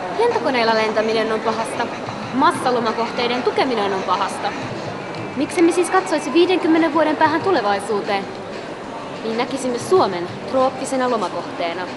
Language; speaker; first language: Finnish; native; Finnish